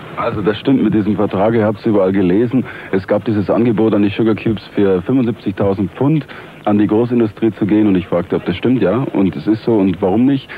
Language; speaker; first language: German; native; German